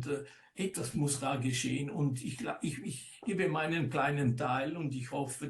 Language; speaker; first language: German; non-native, local second language; Italian